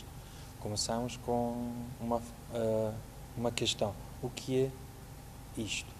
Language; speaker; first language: Portuguese; non-native, fluent; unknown